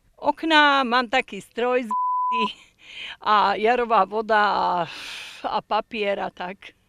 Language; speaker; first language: Slovak; native; Slovak